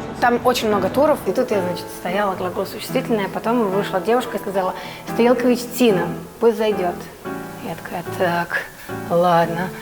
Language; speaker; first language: Russian; non-native, fluent; Serbian